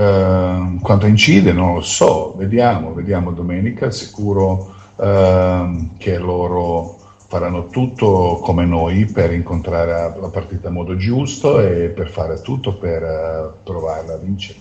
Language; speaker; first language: Italian; non-native, fluent; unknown